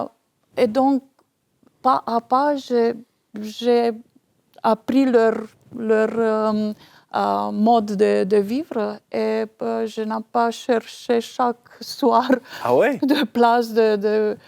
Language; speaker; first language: French; non-native, fluent; Romanian